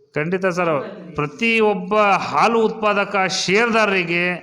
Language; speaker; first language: Kannada; non-native, local second language; Lambadi